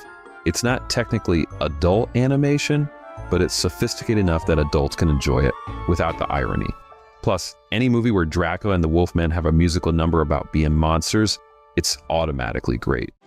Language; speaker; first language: English; native; English